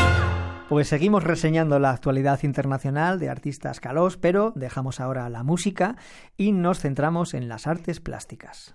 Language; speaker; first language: Spanish; native; Spanish